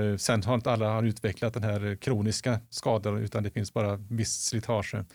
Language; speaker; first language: Swedish; native; Swedish